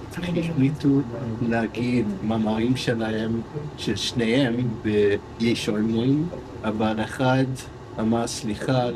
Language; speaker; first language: Hebrew; non-native, fluent; English